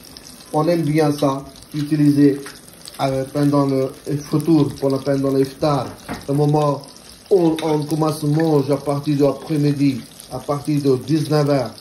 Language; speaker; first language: French; non-native, learner; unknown